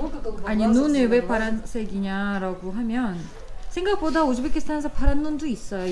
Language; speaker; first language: Korean; non-native, fluent; Uzbek